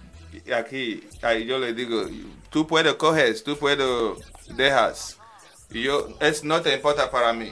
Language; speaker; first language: Spanish; non-native, learner; English